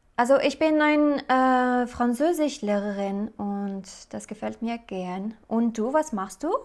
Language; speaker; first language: German; non-native, learner; French